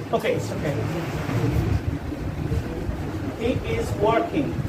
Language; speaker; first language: English; non-native, fluent; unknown